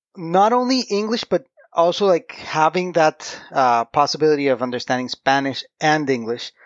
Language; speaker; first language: English; non-native, fluent; Spanish